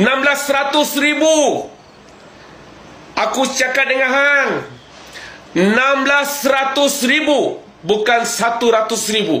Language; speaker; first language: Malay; non-native, fluent; Bangla